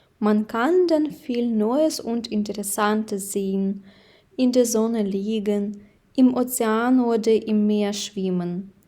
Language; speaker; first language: German; non-native, fluent; Ukrainian